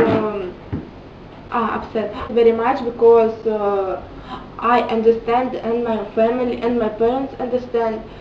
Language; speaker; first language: English; non-native, learner; Russian